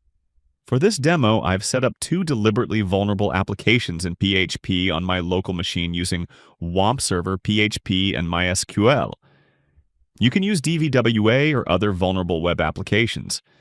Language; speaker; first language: English; non-native, fluent; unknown